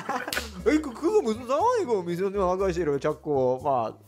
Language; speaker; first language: Korean; non-native, fluent; Spanish